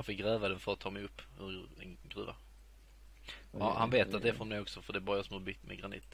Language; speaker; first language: Swedish; native; Swedish